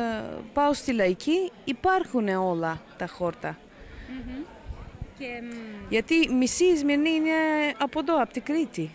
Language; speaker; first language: Greek; early bilingual, heritage; Greek